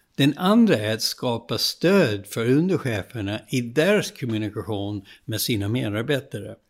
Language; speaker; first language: Swedish; non-native, fluent; English